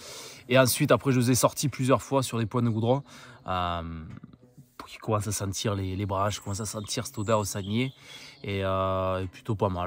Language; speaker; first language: French; native; French